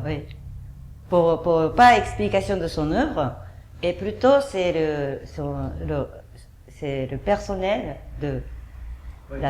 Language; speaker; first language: French; non-native, fluent; Japanese